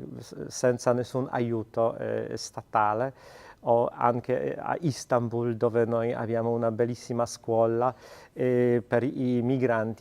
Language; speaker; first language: Italian; non-native, fluent; Polish